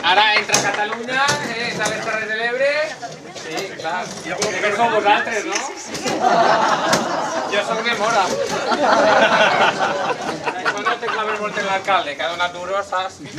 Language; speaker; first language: Catalan; native; Catalan